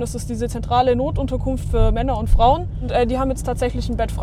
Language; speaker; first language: German; native; German